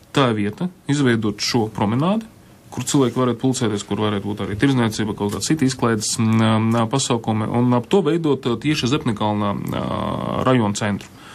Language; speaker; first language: Latvian; non-native, local second language; Russian